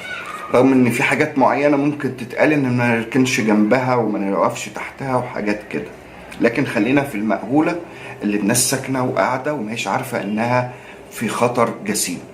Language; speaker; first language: Arabic; native; Arabic